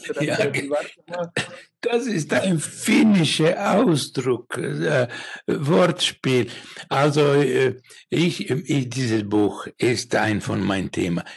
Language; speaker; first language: German; non-native, learner; Finnish